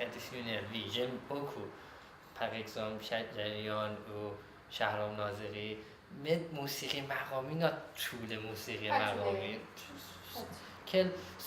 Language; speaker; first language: French; non-native, learner; Persian